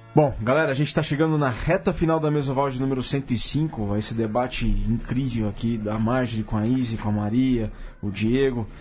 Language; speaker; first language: Portuguese; native; Portuguese